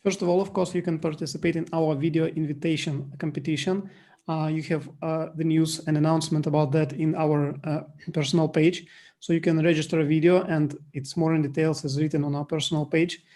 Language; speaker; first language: English; non-native, fluent; Russian